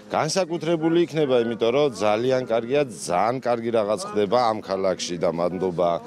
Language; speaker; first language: Georgian; native; Georgian